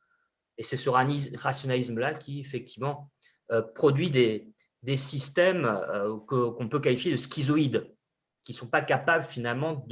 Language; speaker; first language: French; native; French